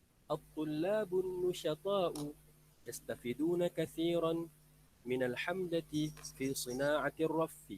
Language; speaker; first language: Arabic; non-native, learner; Malay